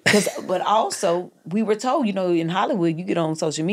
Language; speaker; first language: English; native; English